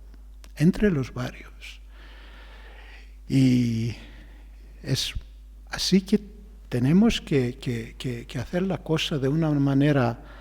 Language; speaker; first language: Spanish; non-native, fluent; Greek